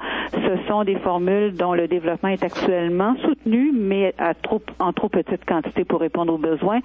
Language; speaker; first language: French; native; French